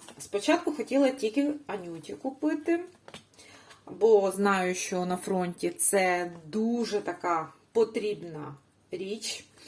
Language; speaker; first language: Ukrainian; native; Ukrainian